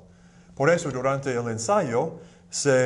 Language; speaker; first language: Spanish; non-native, fluent; English